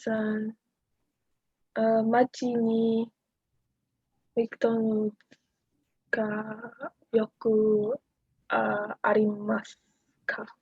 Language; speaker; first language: Japanese; non-native, learner; English